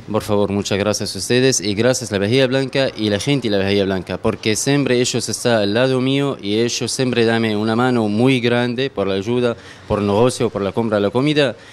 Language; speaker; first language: Spanish; non-native, learner; Arabic